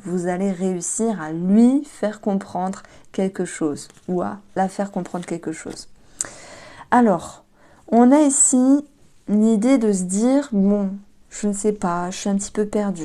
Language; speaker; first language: French; native; French